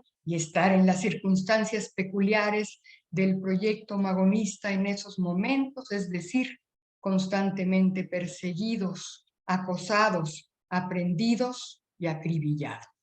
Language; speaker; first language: Spanish; native; Spanish